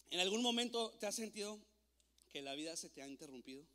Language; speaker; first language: Spanish; native; Spanish